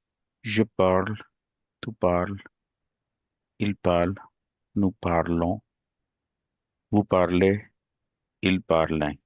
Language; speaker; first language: French; non-native, learner; Hindi